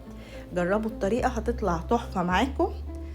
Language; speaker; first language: Arabic; native; Arabic